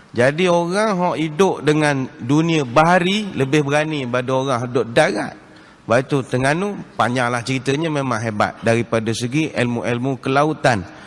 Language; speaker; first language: Malay; native; Malay